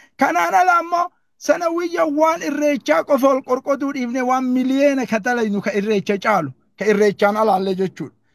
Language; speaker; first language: Oromo; native; Oromo